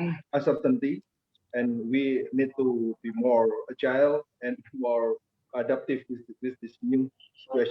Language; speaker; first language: English; non-native, fluent; Indonesian